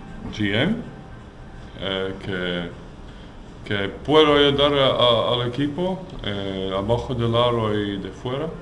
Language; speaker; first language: Spanish; non-native, learner; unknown